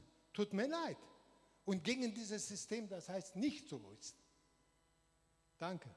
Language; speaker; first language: German; non-native, learner; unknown